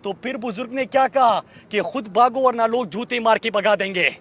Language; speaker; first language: Urdu; native; Urdu